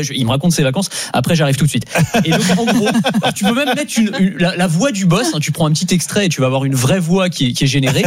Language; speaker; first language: French; native; French